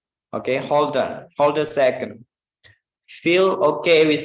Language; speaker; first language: English; non-native, fluent; Indonesian